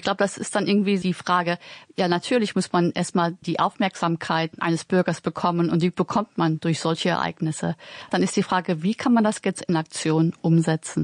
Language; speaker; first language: German; native; German